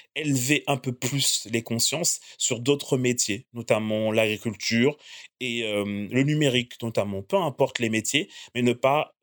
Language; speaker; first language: French; native; French